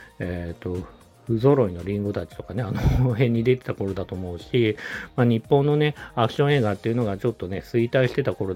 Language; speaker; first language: Japanese; native; Japanese